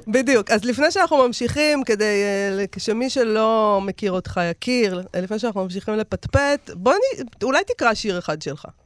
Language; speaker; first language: Hebrew; native; Hebrew